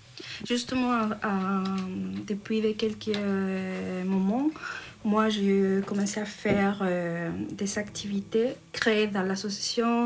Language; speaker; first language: French; non-native, learner; Spanish